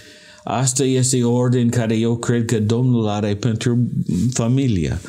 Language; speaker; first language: Romanian; non-native, learner; English